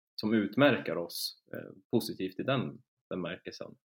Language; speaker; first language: Swedish; native; Swedish